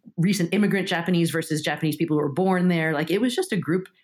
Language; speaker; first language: English; early bilingual, other home language; Japanese